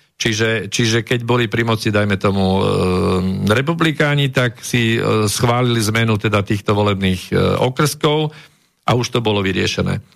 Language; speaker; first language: Slovak; native; Slovak